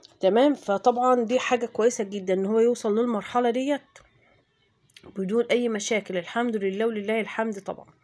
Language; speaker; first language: Arabic; native; Arabic